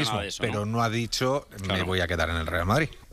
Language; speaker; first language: Spanish; native; Spanish